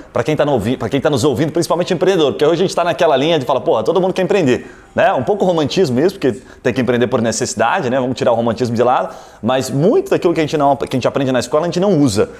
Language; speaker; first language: Portuguese; native; Portuguese